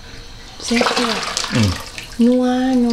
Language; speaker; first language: German; non-native, learner; Thai